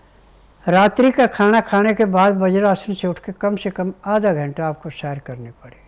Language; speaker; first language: Hindi; native; Hindi